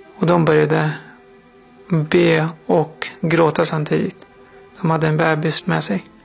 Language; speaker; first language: Swedish; non-native, fluent; Persian